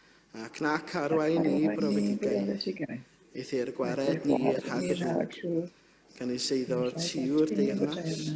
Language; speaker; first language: Welsh; native; Welsh